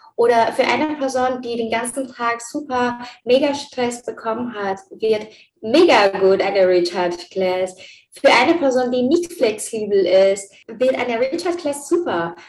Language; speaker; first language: German; non-native, fluent; Spanish